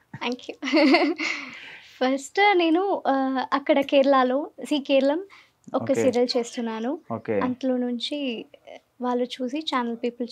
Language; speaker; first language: Telugu; non-native, learner; Malayalam